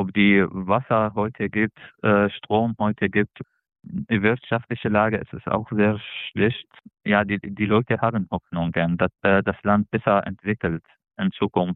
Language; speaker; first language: German; non-native, fluent; Arabic